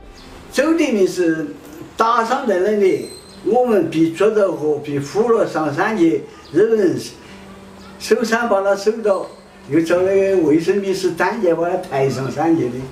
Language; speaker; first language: Chinese; non-native, local second language; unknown